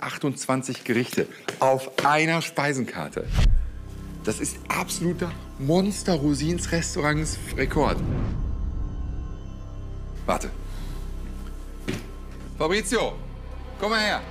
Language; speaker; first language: German; native; German